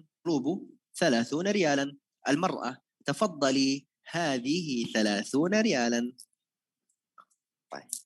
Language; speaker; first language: Arabic; non-native, fluent; Indonesian